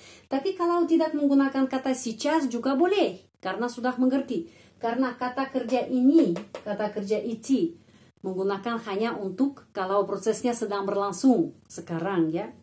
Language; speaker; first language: Indonesian; non-native, fluent; Russian